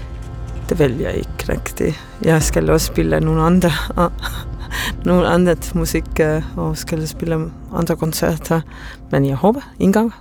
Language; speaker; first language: Danish; non-native, fluent; Estonian